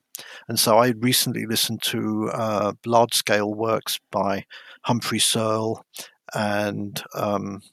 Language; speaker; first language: English; native; English